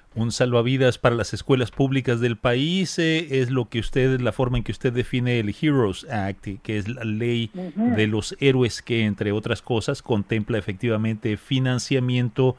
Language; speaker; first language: Spanish; native; Spanish